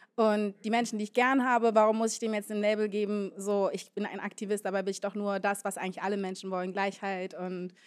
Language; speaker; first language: German; native; German